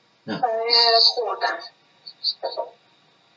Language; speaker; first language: Persian; native; Persian